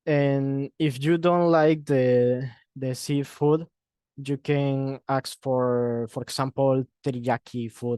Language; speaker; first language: English; non-native, learner; Spanish